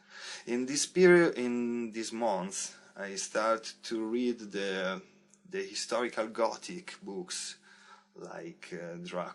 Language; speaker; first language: English; non-native, learner; Italian